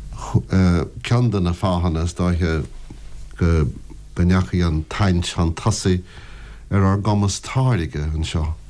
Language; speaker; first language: Irish; non-native, local second language; English